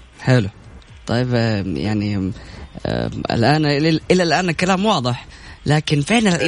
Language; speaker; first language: Arabic; native; Arabic